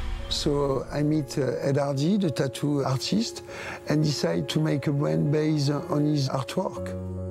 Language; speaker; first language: English; non-native, fluent; French